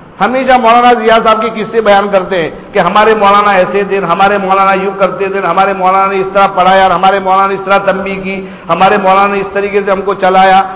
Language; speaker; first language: Urdu; non-native, local second language; Gujarati